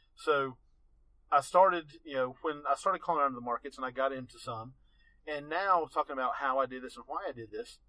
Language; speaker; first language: English; native; English